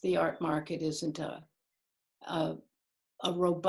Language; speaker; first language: English; native; English